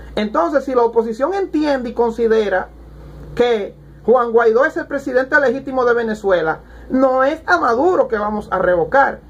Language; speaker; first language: Spanish; native; Spanish